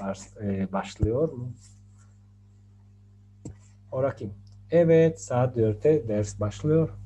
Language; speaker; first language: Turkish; non-native, fluent; Spanish